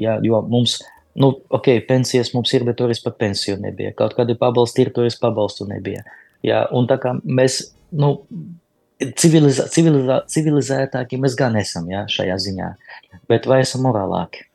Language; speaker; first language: Latvian; native; Latvian